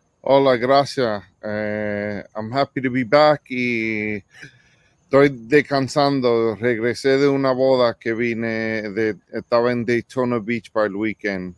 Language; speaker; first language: Spanish; early bilingual, heritage; English